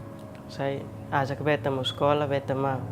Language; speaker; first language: Indonesian; non-native, local second language; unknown